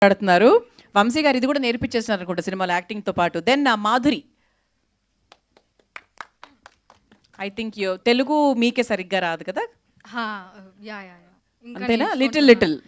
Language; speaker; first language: Telugu; native; Telugu